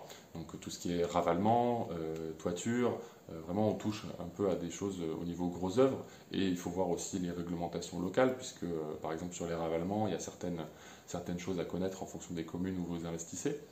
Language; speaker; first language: French; native; French